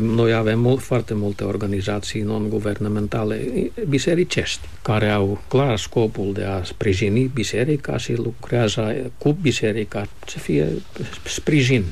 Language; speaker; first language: Romanian; non-native, fluent; Finnish